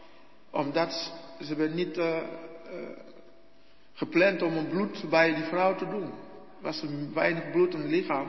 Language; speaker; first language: Dutch; non-native, learner; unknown